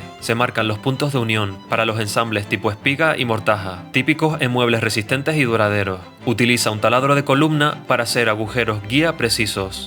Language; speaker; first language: Spanish; native; Spanish